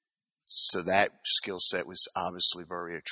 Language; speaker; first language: English; native; English